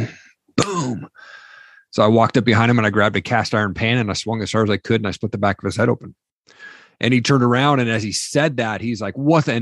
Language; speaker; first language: English; native; English